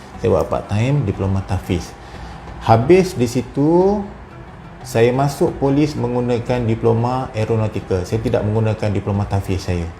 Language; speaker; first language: Malay; native; Malay